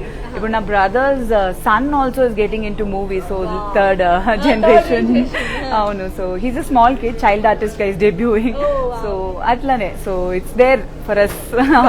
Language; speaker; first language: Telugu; non-native, local second language; Tamil